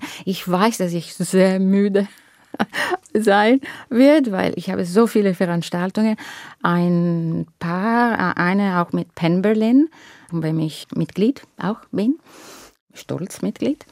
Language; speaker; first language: German; non-native, learner; Italian